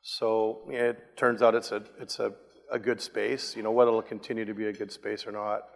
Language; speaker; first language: English; native; English